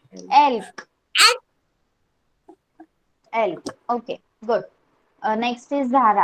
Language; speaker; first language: English; non-native, local second language; Marathi